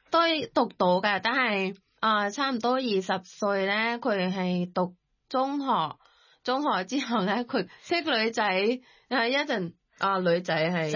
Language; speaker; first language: Cantonese; non-native, learner; Thai